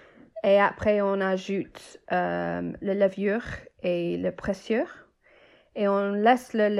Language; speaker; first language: French; non-native, fluent; English